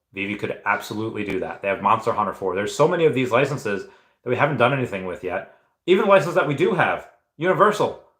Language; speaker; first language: English; native; English